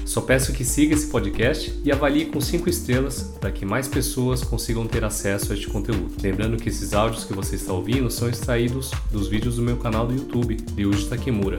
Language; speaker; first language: Portuguese; native; Portuguese